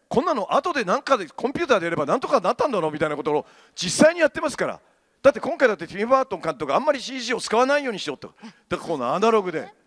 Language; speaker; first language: Japanese; native; Japanese